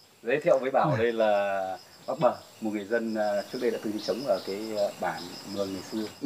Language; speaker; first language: Vietnamese; native; Vietnamese